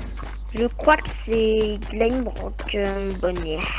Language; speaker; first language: French; native; French